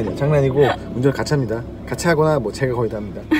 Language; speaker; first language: Korean; native; Korean